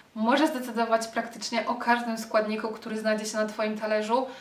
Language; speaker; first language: Polish; native; Polish